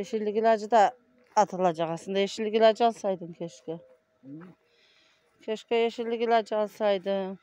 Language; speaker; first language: Turkish; native; Turkish